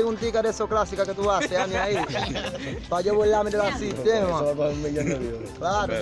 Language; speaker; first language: Spanish; native; Spanish